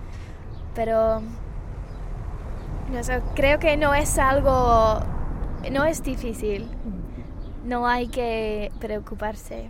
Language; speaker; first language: Spanish; non-native, fluent; English